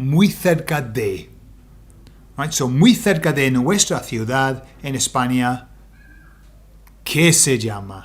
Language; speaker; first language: Spanish; non-native, fluent; English